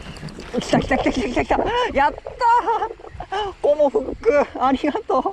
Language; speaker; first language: Japanese; native; Japanese